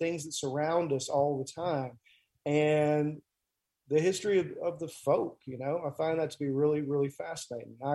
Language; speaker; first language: English; native; English